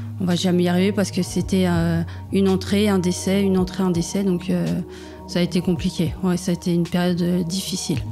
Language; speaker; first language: French; native; French